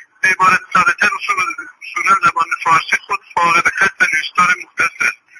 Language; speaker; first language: Persian; non-native, local second language; Azerbaijani